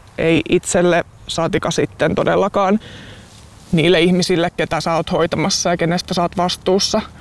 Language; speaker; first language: Finnish; native; Finnish